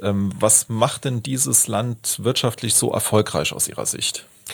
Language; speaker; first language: German; native; German